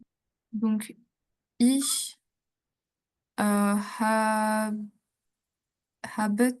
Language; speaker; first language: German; non-native, learner; French